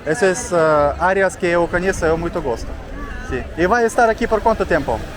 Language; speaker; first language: Portuguese; non-native, learner; Russian